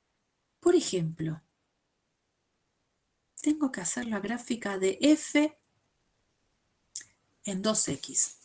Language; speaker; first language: Spanish; native; Spanish